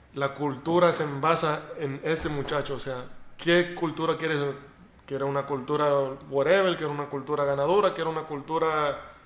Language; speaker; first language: Spanish; early bilingual, heritage; Spanish